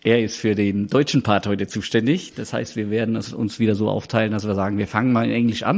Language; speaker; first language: German; native; German